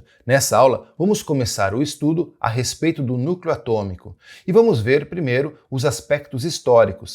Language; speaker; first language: Portuguese; native; Portuguese